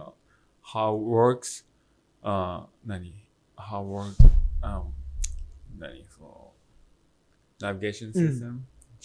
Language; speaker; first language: English; non-native, learner; Japanese